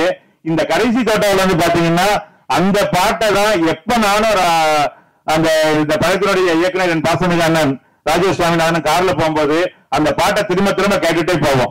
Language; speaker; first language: Tamil; native; Tamil